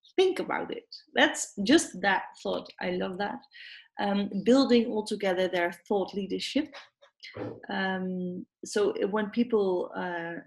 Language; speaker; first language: English; non-native, fluent; Dutch